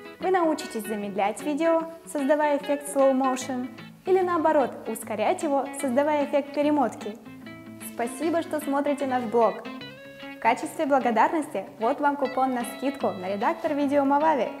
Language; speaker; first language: Russian; native; Russian